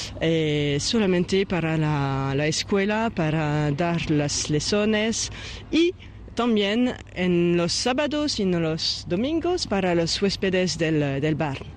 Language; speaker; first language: Spanish; non-native, fluent; French